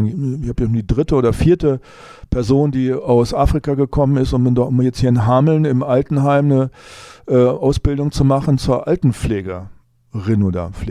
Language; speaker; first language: German; native; German